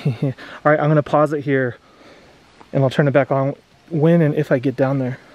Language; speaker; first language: English; native; English